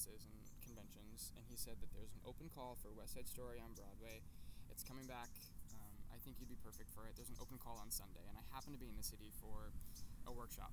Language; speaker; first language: English; native; English